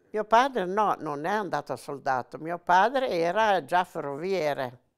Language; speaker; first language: Italian; native; Italian